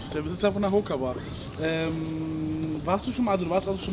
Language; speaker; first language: German; native; German